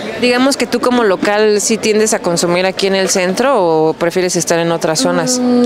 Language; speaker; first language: Spanish; native; Spanish